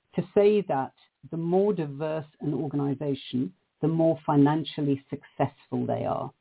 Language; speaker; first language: English; native; English